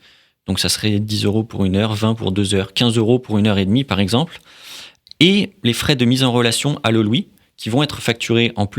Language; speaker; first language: French; native; French